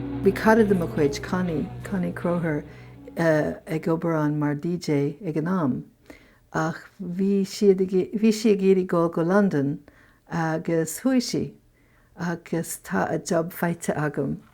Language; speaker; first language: Irish; non-native, fluent; English